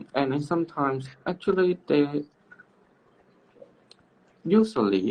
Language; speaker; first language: English; non-native, learner; Cantonese